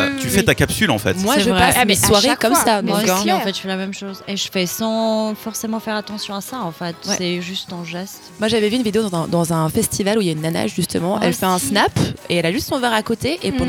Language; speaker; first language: French; native; French